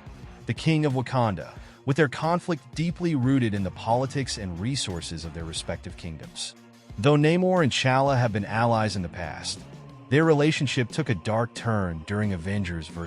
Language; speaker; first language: English; native; English